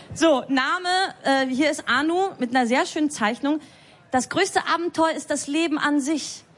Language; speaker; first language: German; non-native, fluent; Bulgarian